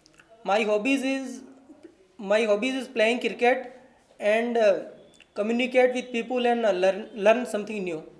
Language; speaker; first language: English; non-native, learner; Hindi